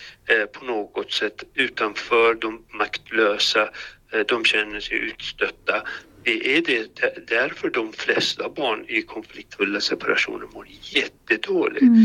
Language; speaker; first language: Swedish; non-native, fluent; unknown